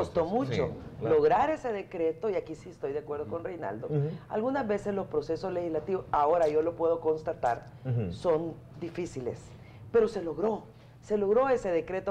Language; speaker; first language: Spanish; native; Spanish